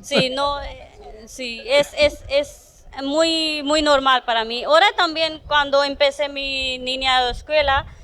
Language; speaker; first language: Spanish; non-native, learner; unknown